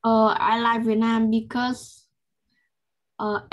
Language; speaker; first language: English; non-native, learner; Vietnamese